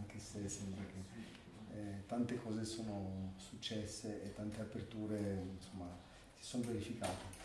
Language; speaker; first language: Italian; non-native, fluent; Albanian